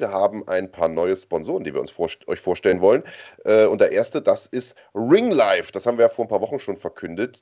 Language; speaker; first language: German; native; German